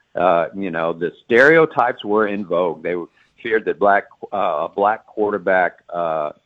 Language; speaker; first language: English; native; English